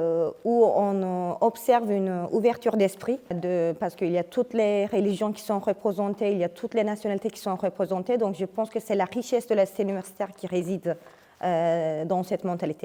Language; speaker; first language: French; non-native, fluent; Turkish